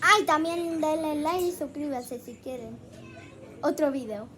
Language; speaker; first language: Spanish; native; Spanish